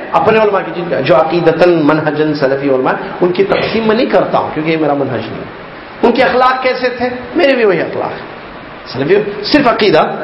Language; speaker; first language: Urdu; native; Urdu